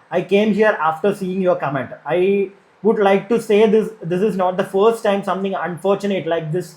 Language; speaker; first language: English; non-native, local second language; Malayalam